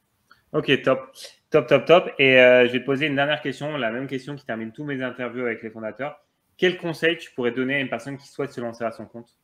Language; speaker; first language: French; native; French